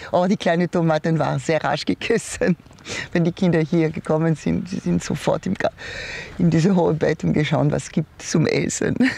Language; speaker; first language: German; non-native, fluent; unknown